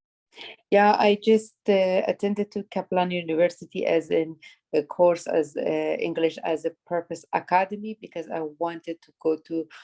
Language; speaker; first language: English; non-native, learner; Persian